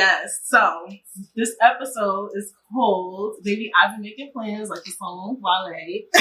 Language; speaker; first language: English; native; English